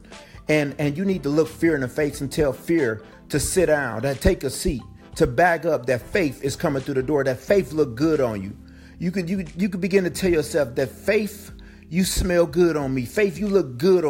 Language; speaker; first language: English; native; English